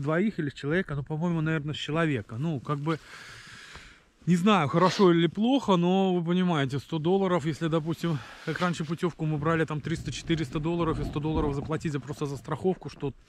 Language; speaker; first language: Russian; native; Russian